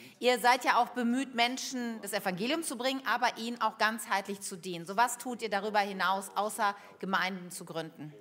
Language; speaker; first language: German; native; German